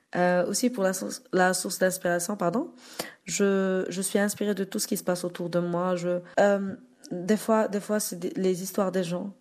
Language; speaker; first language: French; non-native, local second language; Arabic